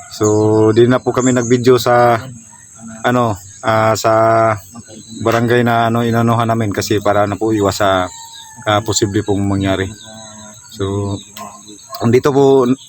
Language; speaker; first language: Filipino; non-native, local second language; Cebuano